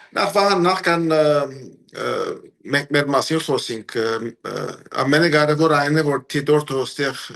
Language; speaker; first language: Armenian; early bilingual, heritage; Armenian